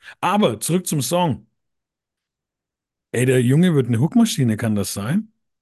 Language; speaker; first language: German; native; German